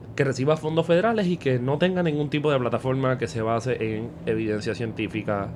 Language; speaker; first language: Spanish; native; Spanish